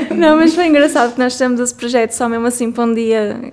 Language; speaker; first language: Portuguese; native; Portuguese